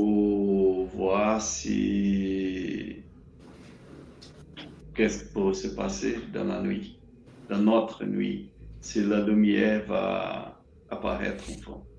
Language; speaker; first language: French; non-native, learner; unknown